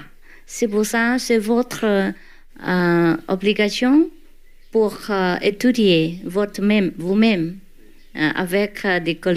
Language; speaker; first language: French; non-native, learner; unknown